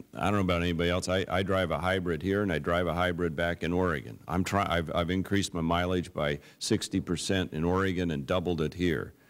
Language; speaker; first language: English; native; English